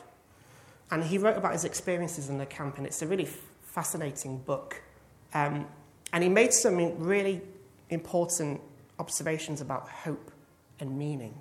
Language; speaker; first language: English; native; English